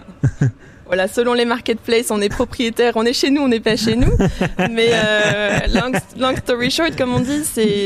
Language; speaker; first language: French; native; French